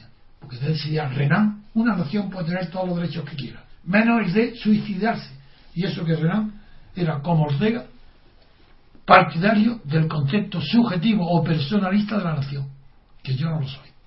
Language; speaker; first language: Spanish; native; Spanish